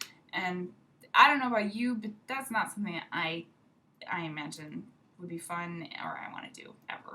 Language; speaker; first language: English; native; English